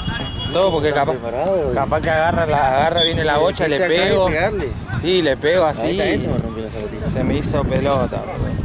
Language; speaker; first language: Spanish; native; Spanish